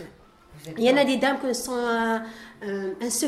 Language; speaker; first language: French; non-native, learner; Arabic